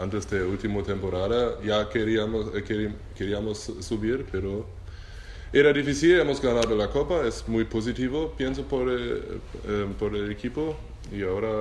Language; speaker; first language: Spanish; non-native, learner; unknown